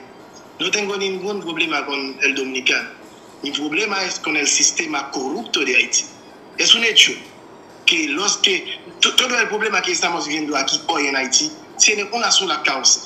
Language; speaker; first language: Spanish; non-native, fluent; Haitian Creole